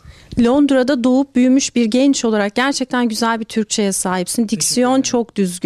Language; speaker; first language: Turkish; native; Turkish